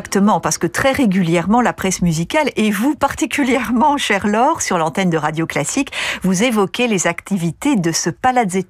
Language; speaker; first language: French; native; French